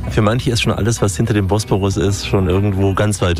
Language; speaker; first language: German; native; German